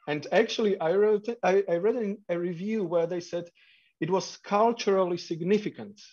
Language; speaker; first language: English; non-native, fluent; Slovak